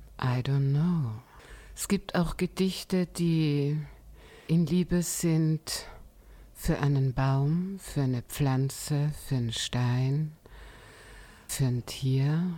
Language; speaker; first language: German; native; German